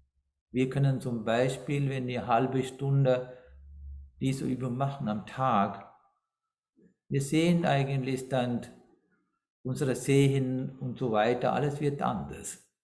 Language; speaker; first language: German; non-native, fluent; Sinhala